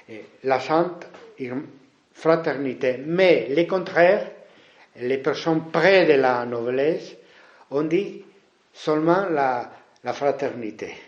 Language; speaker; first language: French; non-native, fluent; Spanish